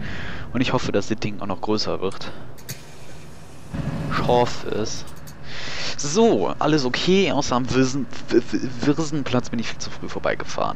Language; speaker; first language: German; native; German